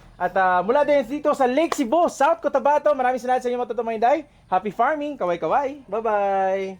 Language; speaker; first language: Filipino; non-native, local second language; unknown